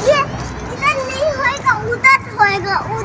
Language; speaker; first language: Hindi; non-native, local second language; Bangla